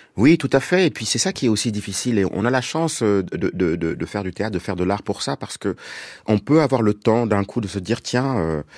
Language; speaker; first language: French; non-native, local second language; Wolof